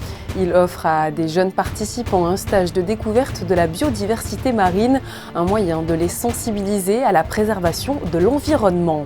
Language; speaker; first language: French; native; French